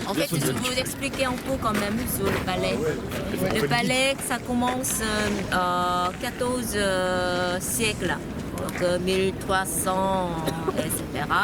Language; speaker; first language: French; non-native, learner; Korean